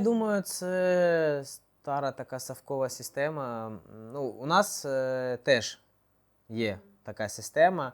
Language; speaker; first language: Ukrainian; non-native, local second language; Russian